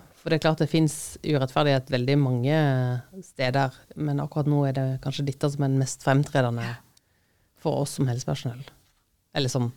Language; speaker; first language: Norwegian; native; Norwegian